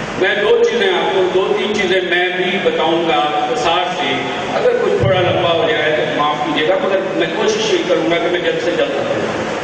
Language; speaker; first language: Urdu; native; Urdu